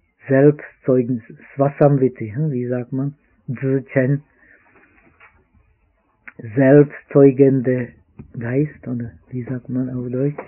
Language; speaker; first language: German; non-native, fluent; Czech